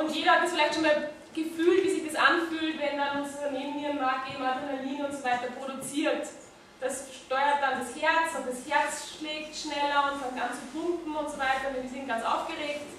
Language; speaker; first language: German; native; German